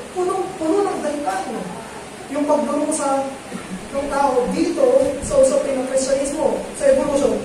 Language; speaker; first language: Filipino; native; Filipino